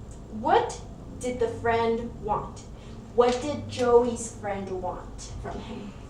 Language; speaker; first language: English; non-native, fluent; Spanish